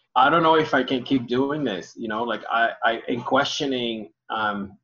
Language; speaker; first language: English; early bilingual, other home language; Spanish